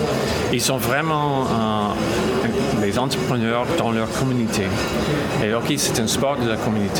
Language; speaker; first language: French; non-native, local second language; English